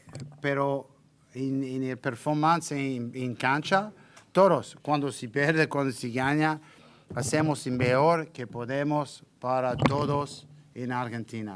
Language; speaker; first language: Spanish; non-native, learner; English